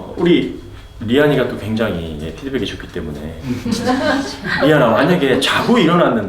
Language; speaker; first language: Korean; native; Korean